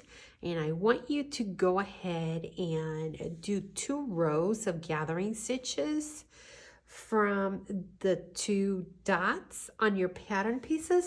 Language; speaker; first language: English; native; English